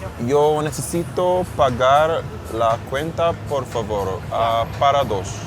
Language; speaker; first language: Spanish; non-native, learner; English